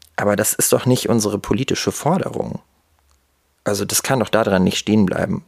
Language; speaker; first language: German; early bilingual, other home language; Russian